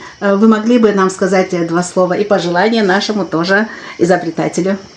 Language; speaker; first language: Russian; native; Russian